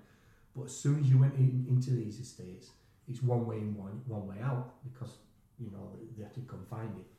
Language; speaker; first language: English; native; English